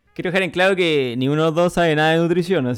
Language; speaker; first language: Spanish; native; Spanish